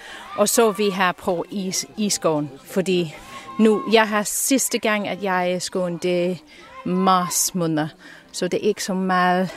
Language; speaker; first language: Danish; non-native, learner; English